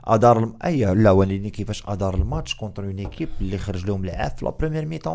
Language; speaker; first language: Arabic; native; Arabic